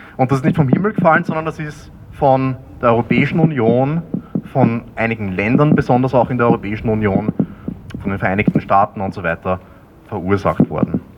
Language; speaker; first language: German; native; German